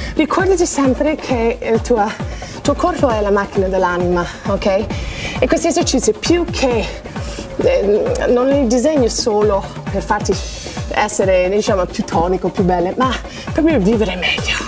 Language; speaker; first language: Italian; non-native, fluent; English